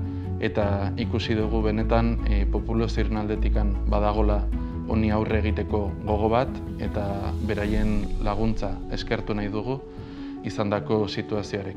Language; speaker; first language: Basque; native; Basque